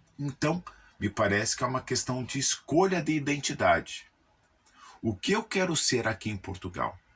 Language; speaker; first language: Portuguese; native; Portuguese